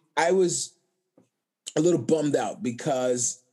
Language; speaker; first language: English; native; English